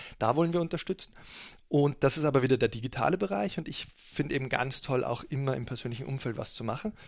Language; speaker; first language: German; native; German